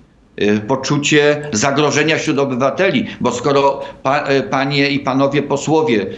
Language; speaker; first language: Polish; native; Polish